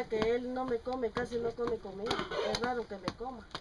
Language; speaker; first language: Spanish; native; Spanish